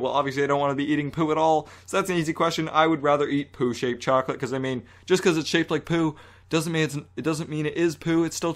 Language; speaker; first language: English; native; English